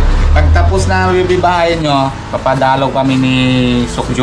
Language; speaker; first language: Filipino; non-native, learner; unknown